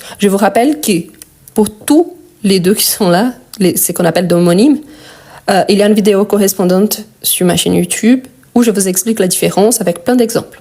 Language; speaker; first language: French; non-native, fluent; Portuguese